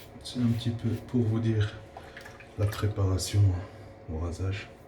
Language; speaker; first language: French; native; French